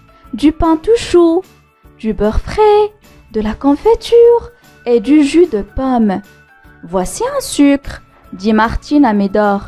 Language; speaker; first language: French; non-native, local second language; Arabic